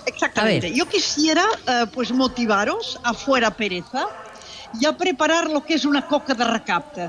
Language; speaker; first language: Spanish; non-native, local second language; Catalan